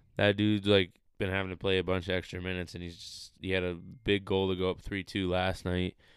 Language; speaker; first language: English; native; English